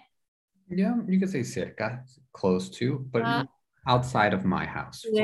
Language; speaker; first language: English; non-native, fluent; Spanish